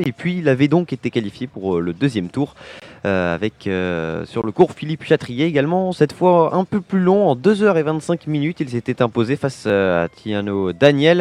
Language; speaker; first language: French; native; French